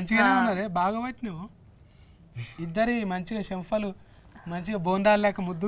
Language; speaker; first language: Telugu; native; Telugu